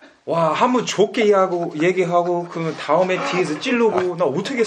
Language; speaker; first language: Korean; early bilingual, heritage; English